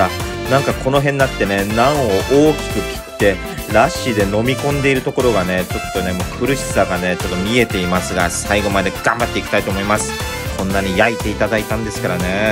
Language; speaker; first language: Japanese; native; Japanese